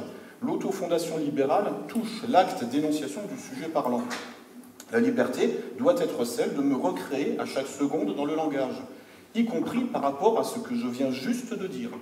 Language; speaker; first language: French; native; French